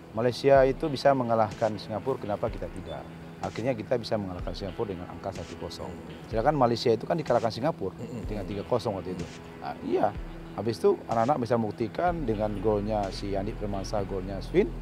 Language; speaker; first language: Indonesian; native; Indonesian